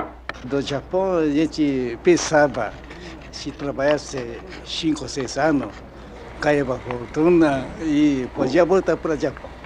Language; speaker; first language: Portuguese; non-native, fluent; Japanese